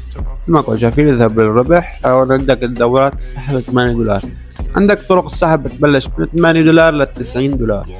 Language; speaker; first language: Arabic; native; Arabic